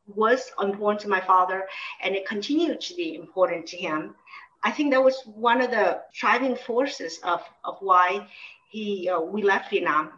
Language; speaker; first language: English; early bilingual, other home language; Vietnamese